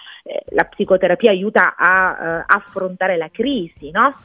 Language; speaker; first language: Italian; native; Italian